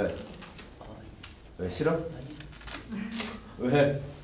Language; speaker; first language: Korean; native; Korean